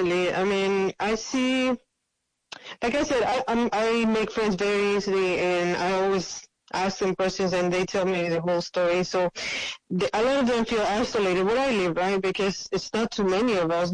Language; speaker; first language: English; non-native, fluent; Spanish